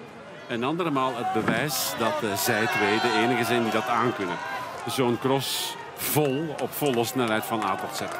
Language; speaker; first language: Dutch; native; Dutch